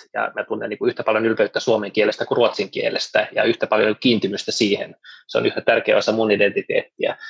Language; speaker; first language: Finnish; non-native, local second language; Swedish